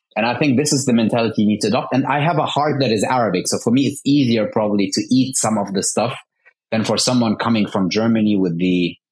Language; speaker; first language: English; early bilingual, heritage; Arabic